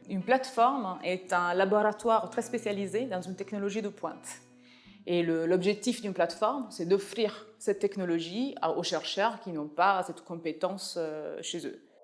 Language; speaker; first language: French; non-native, fluent; Italian